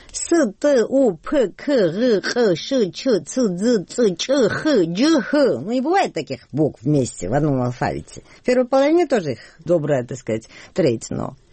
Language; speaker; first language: Russian; non-native, local second language; Georgian